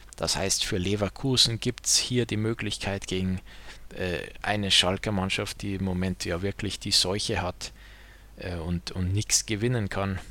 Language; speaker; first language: German; native; German